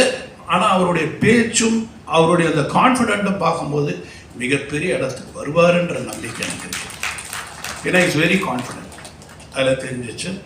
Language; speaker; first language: Tamil; native; Tamil